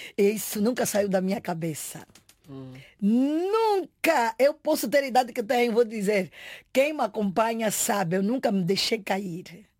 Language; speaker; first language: Portuguese; native; Portuguese